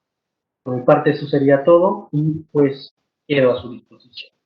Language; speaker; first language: Spanish; native; Spanish